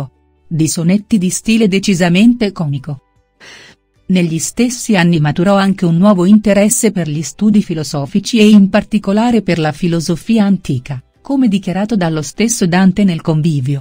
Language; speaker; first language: Italian; native; Italian